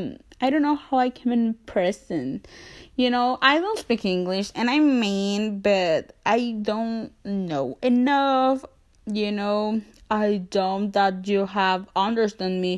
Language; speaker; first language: English; non-native, learner; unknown